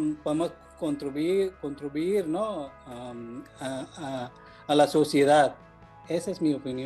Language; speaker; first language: Spanish; non-native, fluent; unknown